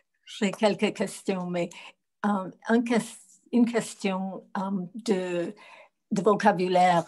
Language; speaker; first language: French; non-native, fluent; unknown